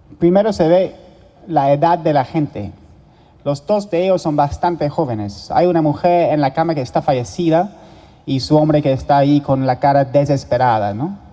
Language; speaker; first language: Spanish; non-native, fluent; English